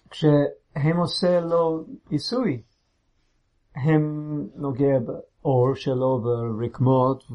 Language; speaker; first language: Hebrew; non-native, fluent; English